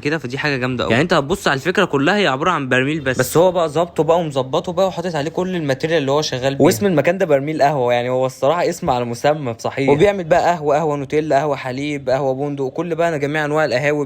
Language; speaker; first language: Arabic; native; Arabic